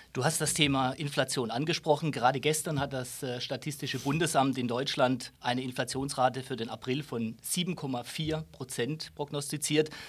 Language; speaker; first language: German; non-native, local second language; Luxembourgish